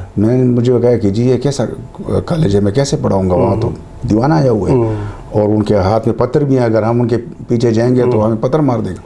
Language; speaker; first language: Urdu; non-native, local second language; Northern Hindko